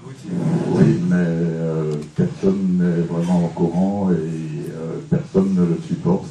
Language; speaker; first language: French; non-native, fluent; English